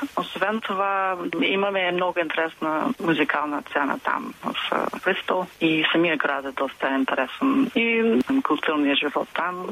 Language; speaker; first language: Bulgarian; non-native, fluent; English